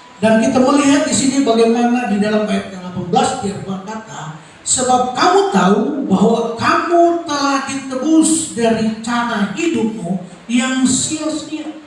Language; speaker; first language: Indonesian; native; Indonesian